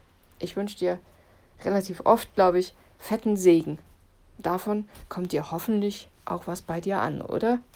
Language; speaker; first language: German; native; German